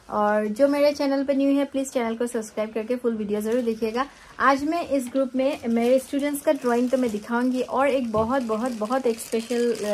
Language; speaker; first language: Hindi; non-native, local second language; Bangla